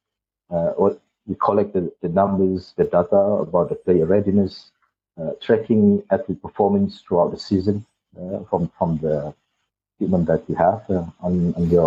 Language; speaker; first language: English; non-native, local second language; Malay